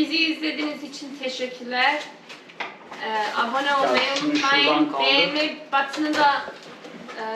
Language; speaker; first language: Turkish; early bilingual, heritage; Turkish